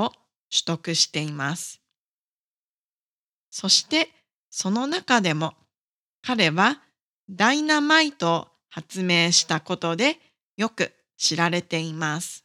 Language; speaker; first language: Japanese; native; Japanese